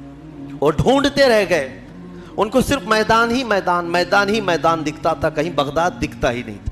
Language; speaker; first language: Urdu; native; Urdu